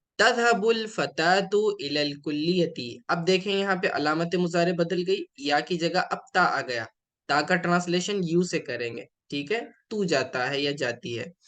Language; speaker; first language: Urdu; native; Urdu